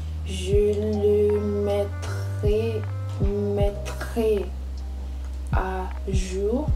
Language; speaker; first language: French; non-native, learner; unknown